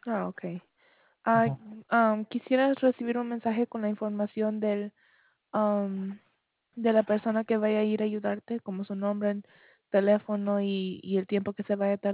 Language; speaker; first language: Spanish; early bilingual, heritage; Spanish